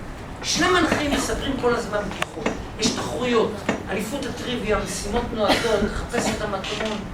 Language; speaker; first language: Hebrew; native; Hebrew